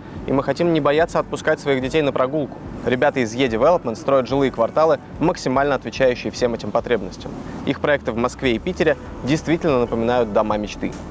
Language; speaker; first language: Russian; native; Russian